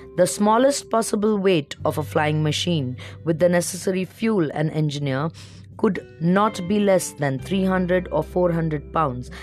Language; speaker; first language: English; non-native, local second language; Marathi